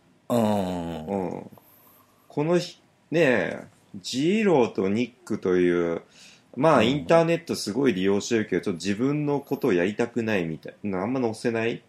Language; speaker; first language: Japanese; native; Japanese